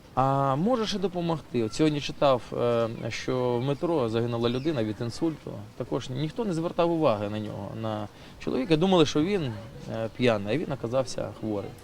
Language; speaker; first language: Ukrainian; non-native, local second language; Russian